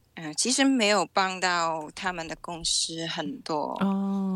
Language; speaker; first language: Chinese; non-native, local second language; Cantonese